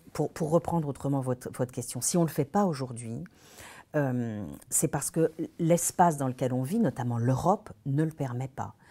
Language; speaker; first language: French; native; French